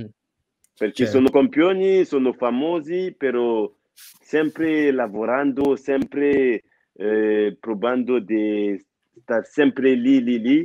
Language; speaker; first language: Italian; non-native, fluent; French